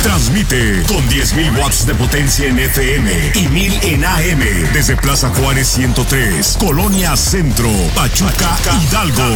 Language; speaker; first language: Spanish; native; Spanish